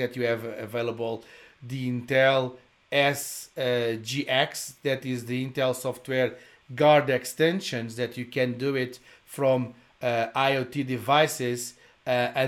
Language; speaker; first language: English; non-native, fluent; Portuguese